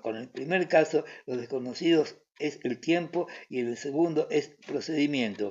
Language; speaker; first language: Spanish; native; Spanish